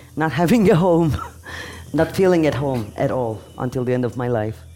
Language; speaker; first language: English; non-native, fluent; Turkish